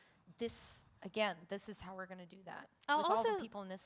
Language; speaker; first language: English; native; English